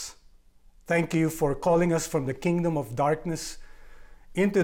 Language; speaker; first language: English; non-native, local second language; Filipino